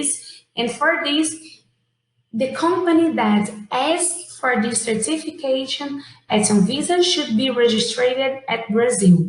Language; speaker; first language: English; non-native, fluent; Portuguese